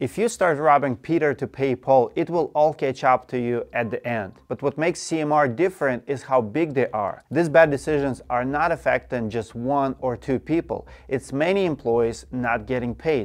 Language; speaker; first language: English; non-native, fluent; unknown